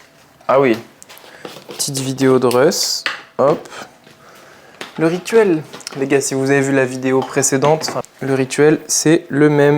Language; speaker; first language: French; native; French